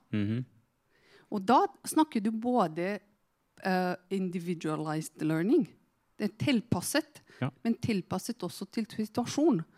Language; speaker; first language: Norwegian; non-native, fluent; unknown